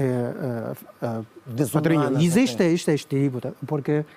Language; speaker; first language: Portuguese; non-native, learner; Chinese